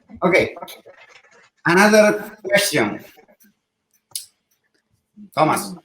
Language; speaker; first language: English; non-native, learner; Italian